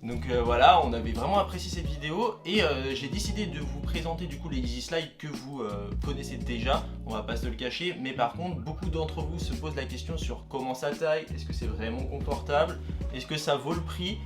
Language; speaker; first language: French; native; French